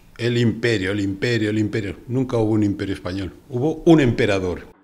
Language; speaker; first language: Spanish; native; Spanish